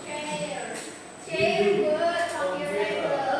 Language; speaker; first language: English; non-native, learner; Indonesian